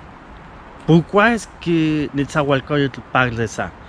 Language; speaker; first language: French; non-native, fluent; Spanish